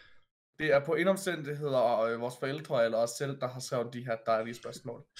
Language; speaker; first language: Danish; native; Danish